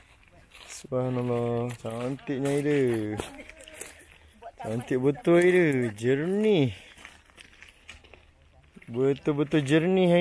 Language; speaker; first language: Malay; native; Malay